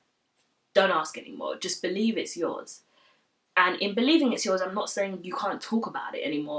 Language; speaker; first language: English; native; English